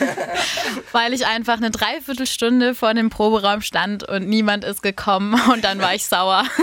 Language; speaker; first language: German; native; German